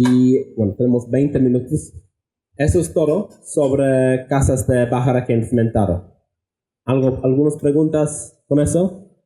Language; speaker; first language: Spanish; non-native, fluent; English